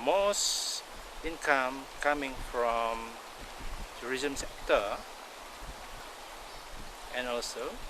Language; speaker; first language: English; non-native, local second language; Indonesian